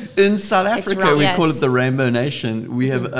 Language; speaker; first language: English; native; English